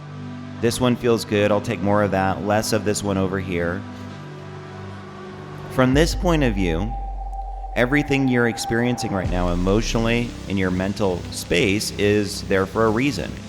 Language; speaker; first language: English; native; English